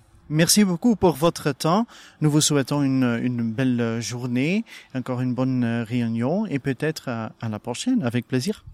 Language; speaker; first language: French; non-native, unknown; Dutch